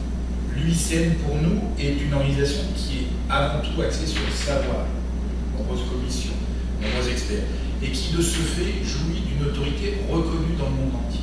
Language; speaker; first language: French; native; French